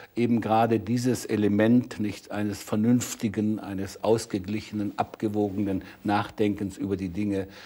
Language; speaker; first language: German; native; German